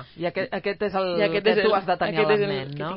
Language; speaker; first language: Catalan; native; Catalan